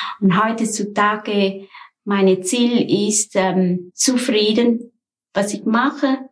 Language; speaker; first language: German; non-native, learner; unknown